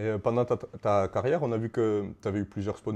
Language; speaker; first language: French; native; French